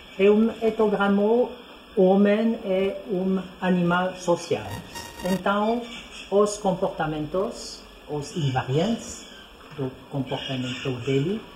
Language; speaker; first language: Portuguese; non-native, fluent; French